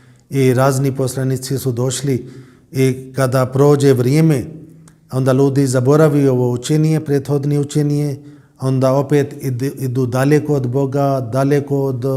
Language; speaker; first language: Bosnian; non-native, learner; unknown